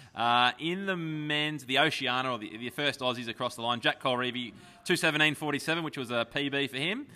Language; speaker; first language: English; native; English